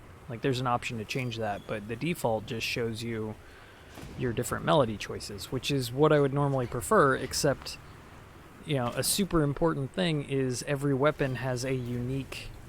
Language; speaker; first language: English; native; English